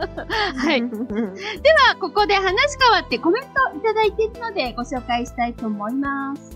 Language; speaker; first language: Japanese; native; Japanese